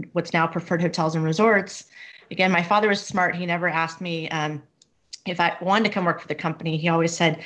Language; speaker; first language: English; native; English